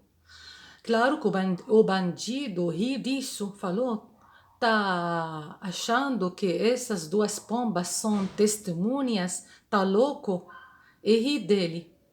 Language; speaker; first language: Portuguese; non-native, fluent; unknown